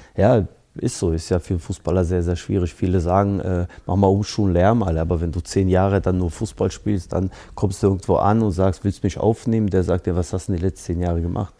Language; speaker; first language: German; early bilingual, other home language; Bosnian